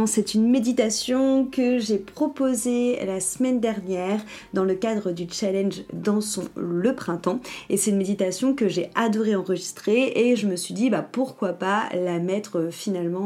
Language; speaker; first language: French; native; French